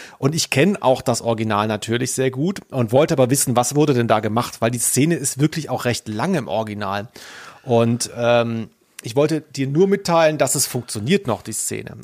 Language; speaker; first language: German; native; German